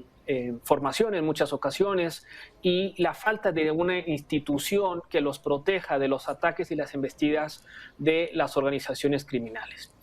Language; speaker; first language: Spanish; native; Spanish